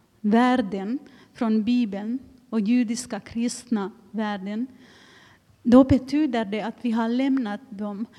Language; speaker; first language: Swedish; non-native, fluent; Finnish